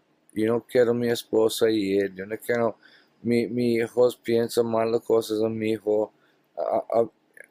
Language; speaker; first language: Spanish; non-native, learner; English